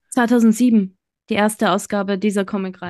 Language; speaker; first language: German; native; German